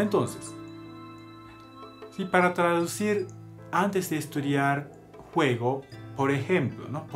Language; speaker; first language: Spanish; non-native, learner; Japanese